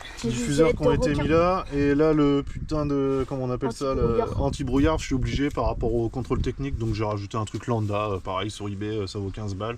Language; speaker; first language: French; native; French